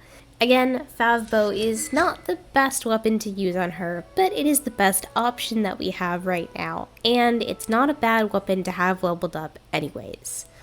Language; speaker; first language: English; native; English